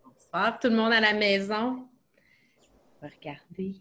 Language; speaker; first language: French; native; French